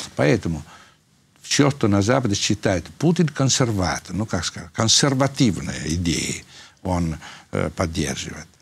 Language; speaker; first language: Russian; non-native, fluent; Italian